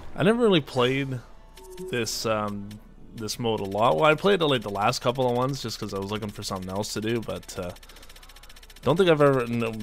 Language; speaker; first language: English; native; English